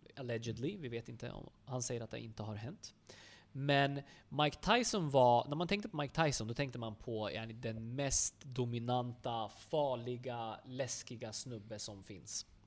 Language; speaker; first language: Swedish; native; Swedish